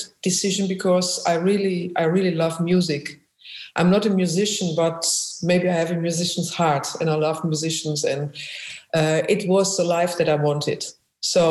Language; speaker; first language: English; non-native, fluent; German